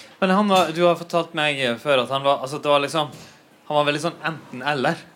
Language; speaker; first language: Norwegian; native; Norwegian